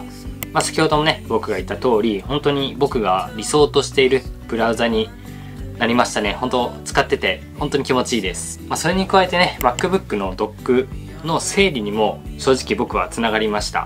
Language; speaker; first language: Japanese; native; Japanese